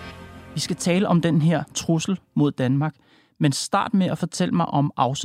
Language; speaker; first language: Danish; native; Danish